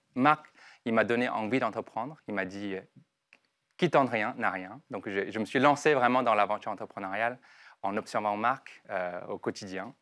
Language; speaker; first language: French; non-native, fluent; Chinese